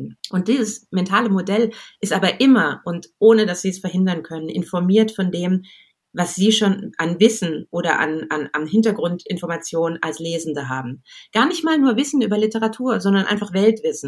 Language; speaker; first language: German; native; German